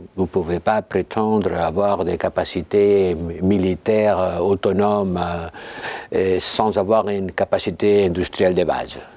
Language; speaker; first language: French; non-native, fluent; Spanish